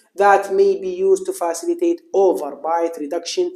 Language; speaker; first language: English; non-native, fluent; Arabic